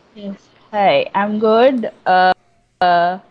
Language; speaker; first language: English; non-native, local second language; Bangla